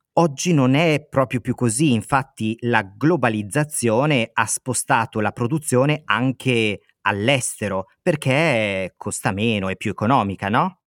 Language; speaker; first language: Italian; native; Italian